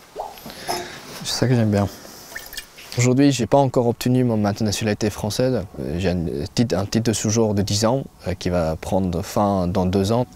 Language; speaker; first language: French; non-native, fluent; Persian